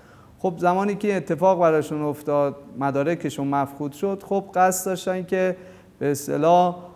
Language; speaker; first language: Persian; native; Persian